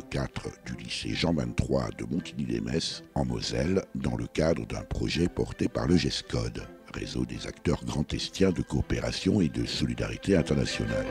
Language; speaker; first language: French; native; French